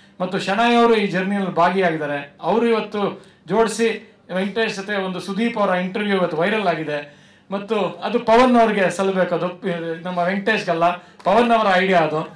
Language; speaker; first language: Kannada; native; Kannada